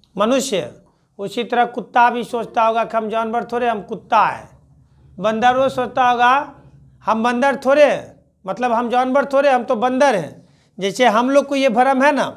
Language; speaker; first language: Hindi; native; Hindi